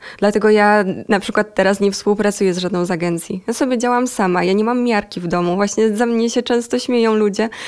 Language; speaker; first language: Polish; native; Polish